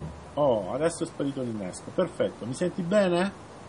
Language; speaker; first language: Italian; native; Italian